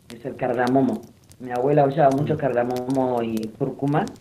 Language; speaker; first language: Spanish; non-native, fluent; Armenian